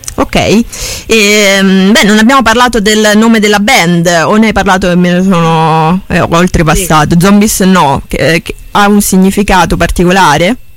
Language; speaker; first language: Italian; native; Italian